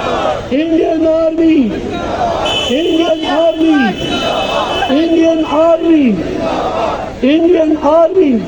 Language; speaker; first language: Hindi; non-native, local second language; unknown